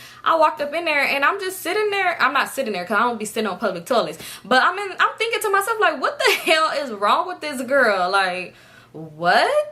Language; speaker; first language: English; native; English